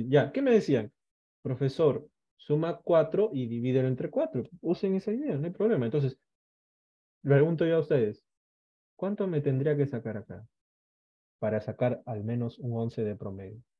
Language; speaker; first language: Spanish; native; Spanish